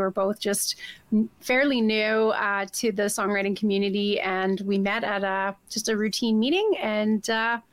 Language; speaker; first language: English; native; English